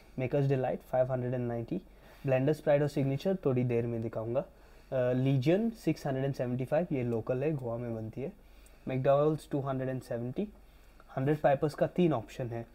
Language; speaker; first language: Hindi; non-native, local second language; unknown